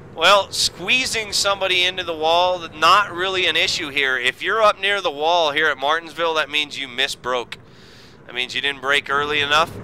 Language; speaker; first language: English; native; English